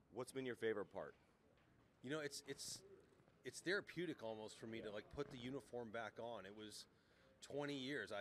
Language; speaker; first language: English; native; English